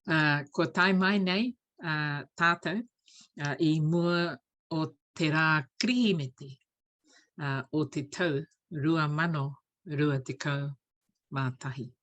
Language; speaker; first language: Māori; non-native, learner; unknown